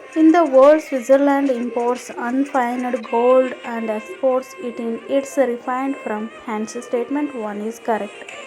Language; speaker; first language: English; non-native, local second language; Kannada